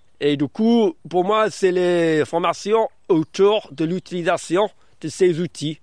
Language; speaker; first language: French; early bilingual, other home language; English